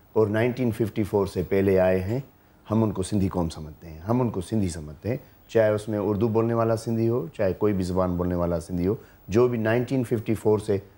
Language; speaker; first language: Urdu; non-native, local second language; Sindhi